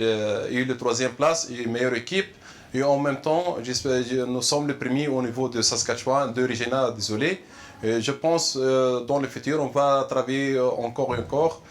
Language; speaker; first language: French; non-native, fluent; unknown